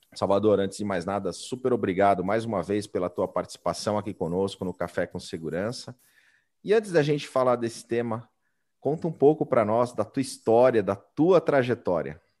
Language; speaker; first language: Portuguese; native; Portuguese